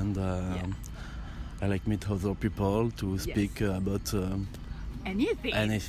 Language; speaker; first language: English; non-native, learner; French